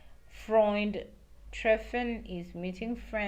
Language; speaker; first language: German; non-native, learner; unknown